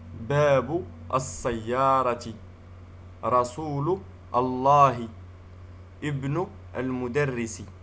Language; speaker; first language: Arabic; non-native, fluent; French